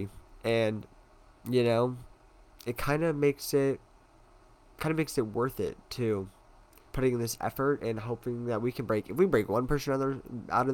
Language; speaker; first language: English; native; English